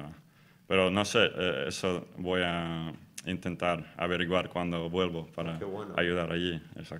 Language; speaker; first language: Spanish; non-native, fluent; English